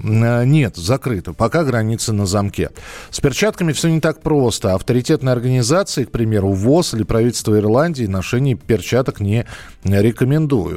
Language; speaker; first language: Russian; native; Russian